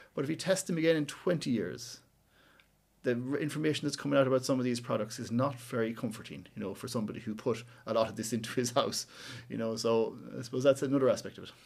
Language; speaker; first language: English; native; English